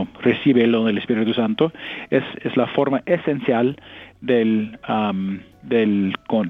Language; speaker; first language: Spanish; non-native, fluent; English